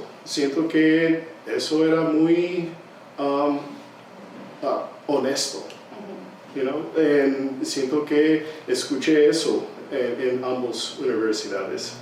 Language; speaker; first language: Spanish; early bilingual, heritage; English